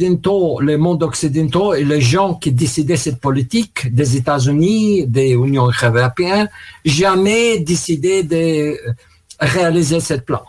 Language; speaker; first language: French; non-native, learner; Russian